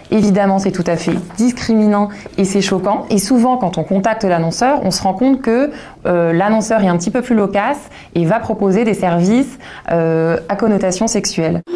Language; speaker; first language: French; native; French